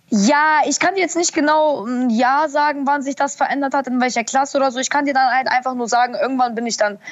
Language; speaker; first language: German; early bilingual, other home language; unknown